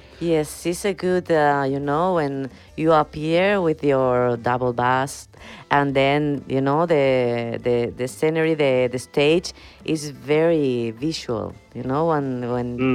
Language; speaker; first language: English; non-native, fluent; Spanish